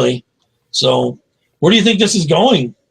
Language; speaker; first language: English; native; English